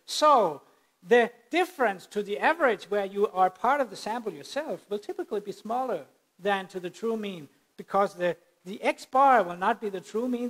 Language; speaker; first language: English; non-native, fluent; Danish